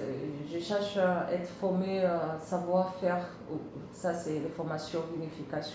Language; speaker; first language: French; non-native, learner; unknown